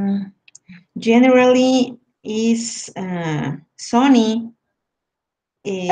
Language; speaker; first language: English; non-native, learner; Spanish